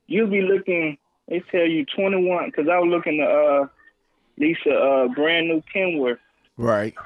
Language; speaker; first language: English; native; English